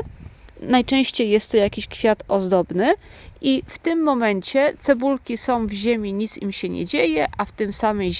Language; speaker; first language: Polish; native; Polish